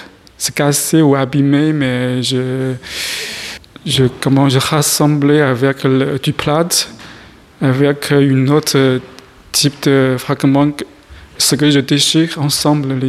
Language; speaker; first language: French; non-native, learner; Chinese